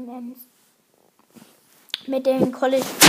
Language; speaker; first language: German; native; German